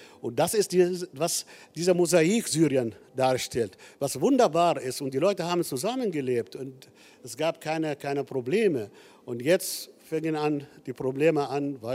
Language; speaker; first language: German; non-native, fluent; Arabic